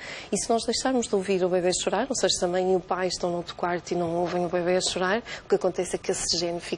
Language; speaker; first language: Portuguese; native; Portuguese